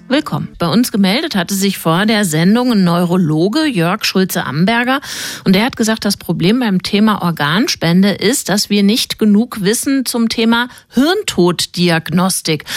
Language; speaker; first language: German; native; German